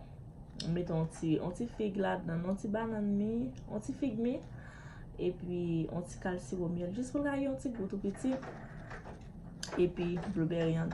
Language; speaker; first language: French; non-native, learner; Haitian Creole